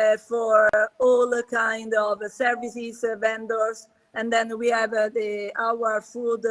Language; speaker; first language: English; non-native, learner; Italian